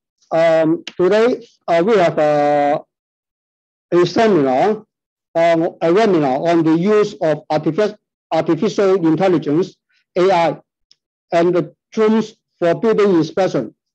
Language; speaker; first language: English; non-native, local second language; Cantonese